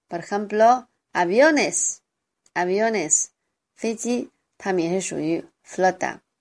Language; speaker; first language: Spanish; non-native, fluent; Chinese